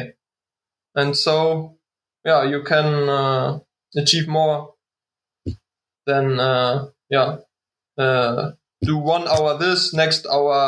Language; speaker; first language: English; non-native, learner; German